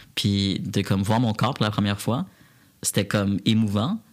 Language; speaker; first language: French; native; French